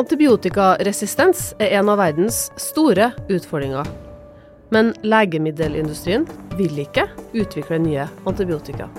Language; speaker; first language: Norwegian; native; Norwegian